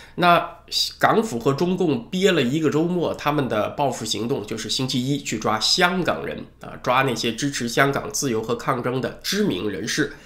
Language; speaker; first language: Chinese; native; Chinese